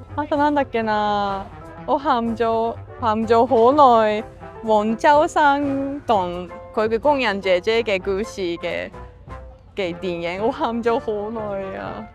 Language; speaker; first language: Cantonese; non-native, fluent; Japanese